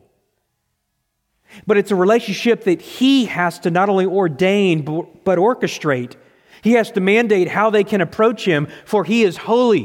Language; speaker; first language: English; native; English